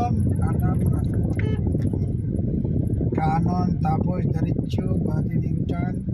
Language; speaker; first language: Filipino; non-native, learner; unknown